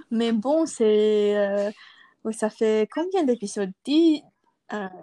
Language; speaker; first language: French; non-native, local second language; English